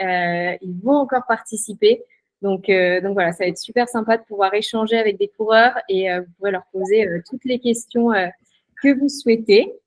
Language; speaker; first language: French; native; French